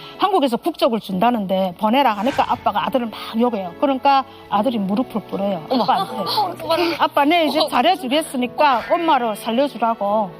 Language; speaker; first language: Korean; native; Korean